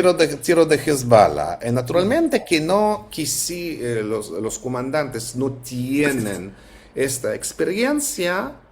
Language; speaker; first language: Spanish; non-native, fluent; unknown